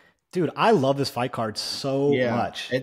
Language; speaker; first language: English; native; English